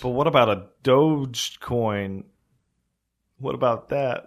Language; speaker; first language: English; early bilingual, other home language; French